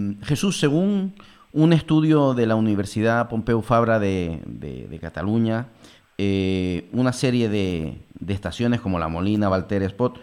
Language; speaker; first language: Spanish; native; Spanish